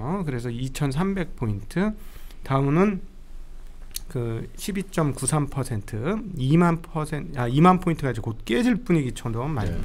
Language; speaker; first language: Korean; native; Korean